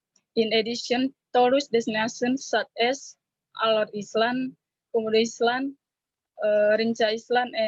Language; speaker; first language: English; non-native, learner; Indonesian